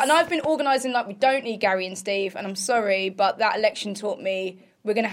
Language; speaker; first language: English; native; English